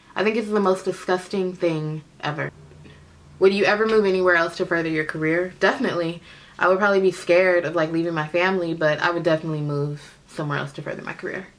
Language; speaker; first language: English; native; English